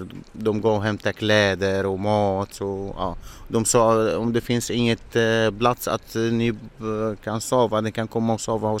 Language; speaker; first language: Swedish; non-native, learner; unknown